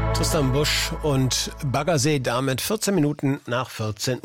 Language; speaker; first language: German; native; German